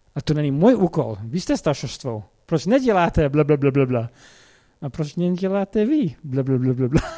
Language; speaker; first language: Czech; non-native, fluent; English